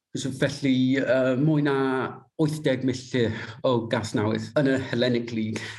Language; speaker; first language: Welsh; non-native, local second language; English